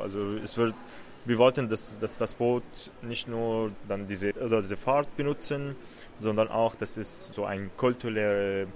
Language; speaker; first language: German; non-native, learner; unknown